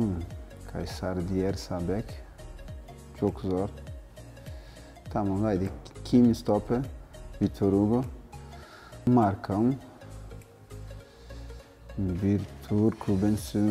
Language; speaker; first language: Turkish; non-native, learner; Portuguese